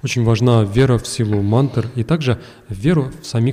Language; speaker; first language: Russian; native; Russian